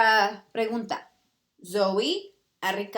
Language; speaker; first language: Spanish; early bilingual, heritage; Spanish